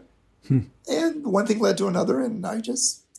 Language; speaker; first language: English; non-native, local second language; Filipino